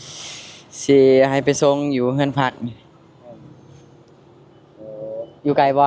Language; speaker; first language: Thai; non-native, local second language; Lao